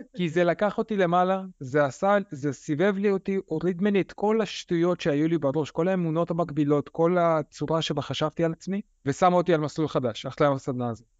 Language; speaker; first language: Hebrew; early bilingual, other home language; Russian